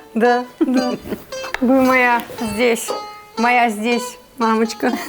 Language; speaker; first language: Russian; non-native, fluent; Serbian